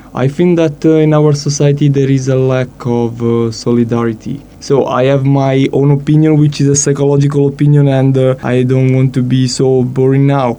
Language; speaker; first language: English; non-native, fluent; Italian